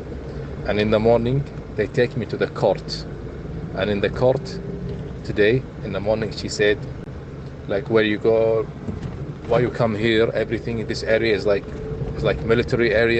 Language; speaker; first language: English; non-native, fluent; Arabic